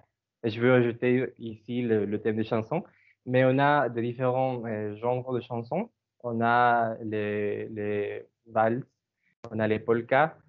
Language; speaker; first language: French; non-native, learner; Spanish